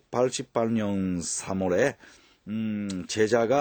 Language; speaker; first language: Korean; non-native, fluent; Japanese